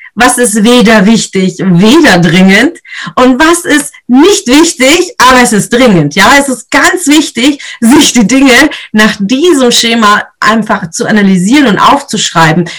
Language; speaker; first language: German; native; German